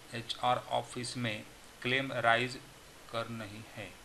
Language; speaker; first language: Hindi; non-native, local second language; Marathi